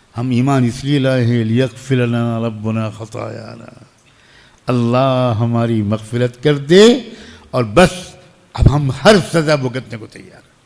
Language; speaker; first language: Urdu; native; Urdu